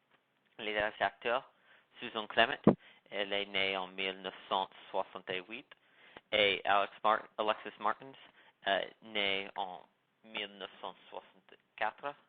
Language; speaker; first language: French; non-native, learner; English